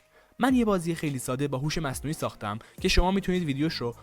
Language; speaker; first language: Persian; native; Persian